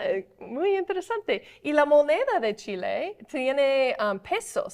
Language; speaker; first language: Spanish; non-native, fluent; English